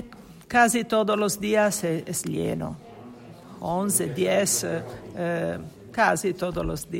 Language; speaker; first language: Spanish; non-native, learner; Italian